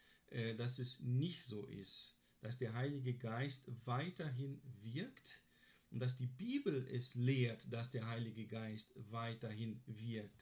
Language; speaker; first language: German; non-native, fluent; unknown